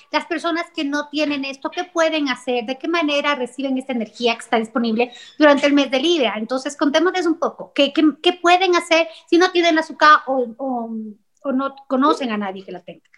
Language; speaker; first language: Spanish; native; Spanish